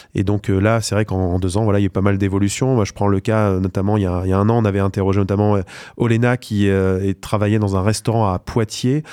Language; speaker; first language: French; native; French